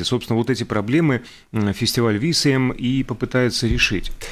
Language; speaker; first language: Russian; native; Russian